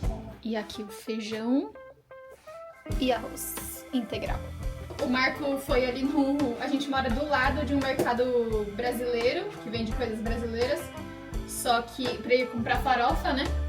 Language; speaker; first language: Portuguese; native; Portuguese